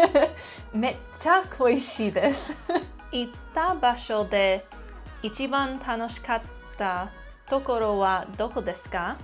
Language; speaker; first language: Japanese; non-native, learner; English